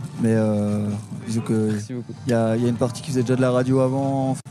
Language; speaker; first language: French; native; French